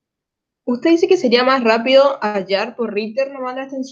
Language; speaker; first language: Spanish; native; Spanish